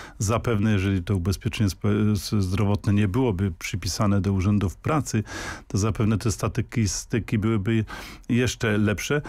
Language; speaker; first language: Polish; native; Polish